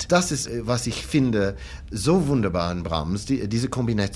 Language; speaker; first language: German; non-native, learner; English